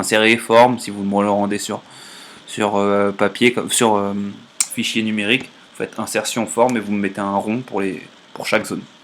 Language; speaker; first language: French; native; French